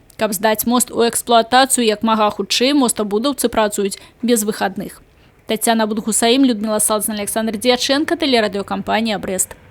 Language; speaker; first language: Belarusian; native; Belarusian